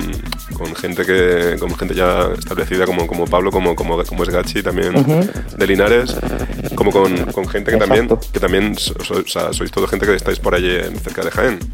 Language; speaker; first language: Spanish; native; Spanish